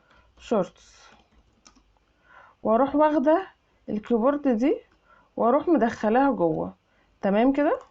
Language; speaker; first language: Arabic; native; Arabic